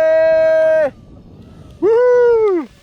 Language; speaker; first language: Hebrew; native; Hebrew